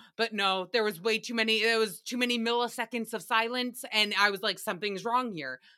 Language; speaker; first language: English; early bilingual, other home language; Armenian